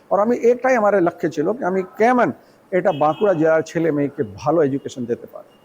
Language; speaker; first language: Bangla; non-native, local second language; Hindi